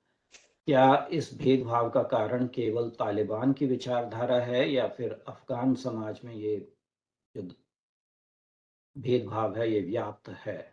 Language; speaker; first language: Hindi; native; Hindi